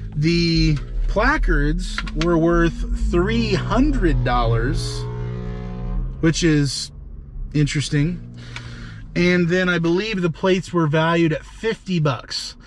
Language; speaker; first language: English; native; English